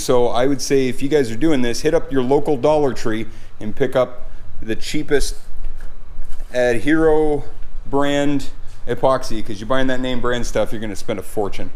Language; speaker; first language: English; native; English